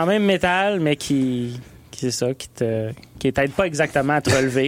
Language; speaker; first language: French; native; French